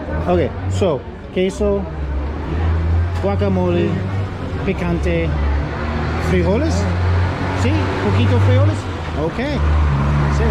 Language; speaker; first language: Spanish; non-native, learner; English